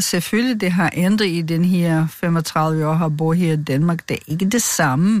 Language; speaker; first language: Danish; non-native, fluent; Portuguese